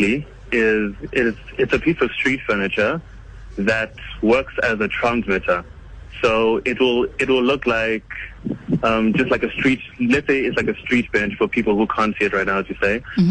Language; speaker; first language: English; non-native, local second language; Kinyarwanda